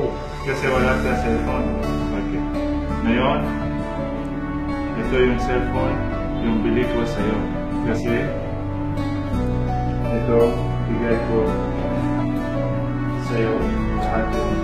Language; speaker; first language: Filipino; non-native, learner; Arabic